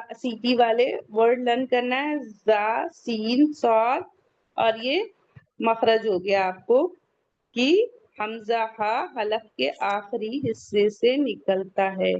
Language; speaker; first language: Urdu; native; Urdu